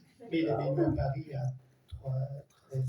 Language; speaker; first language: French; non-native, fluent; Italian